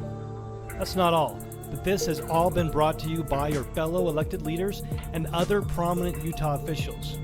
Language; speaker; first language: English; native; English